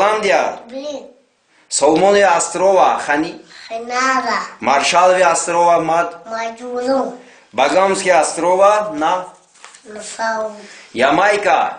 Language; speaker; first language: Russian; non-native, local second language; Tajik